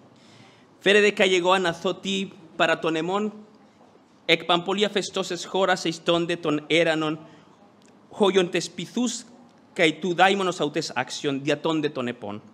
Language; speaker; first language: Greek; non-native, fluent; Spanish